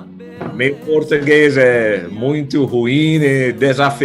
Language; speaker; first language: Portuguese; non-native, fluent; English